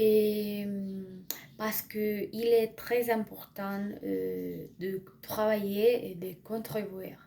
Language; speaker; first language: French; non-native, learner; Spanish